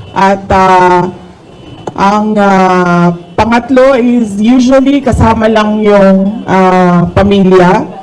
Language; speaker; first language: Filipino; non-native, local second language; Cebuano